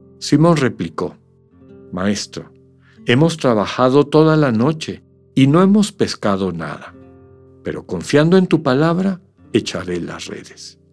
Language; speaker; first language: Spanish; native; Spanish